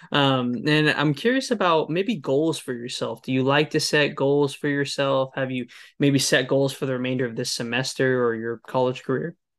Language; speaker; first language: English; native; English